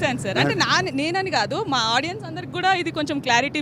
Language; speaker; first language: Telugu; native; Telugu